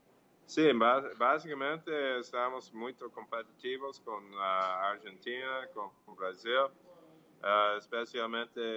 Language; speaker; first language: Portuguese; non-native, fluent; English